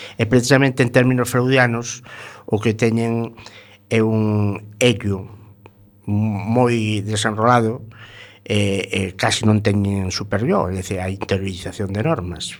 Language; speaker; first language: Galician; non-native, local second language; Spanish